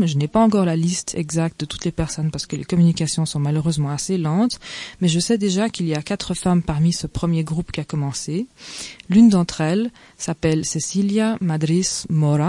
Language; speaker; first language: French; native; French